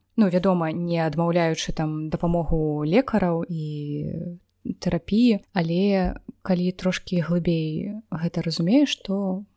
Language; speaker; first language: Belarusian; non-native, local second language; Russian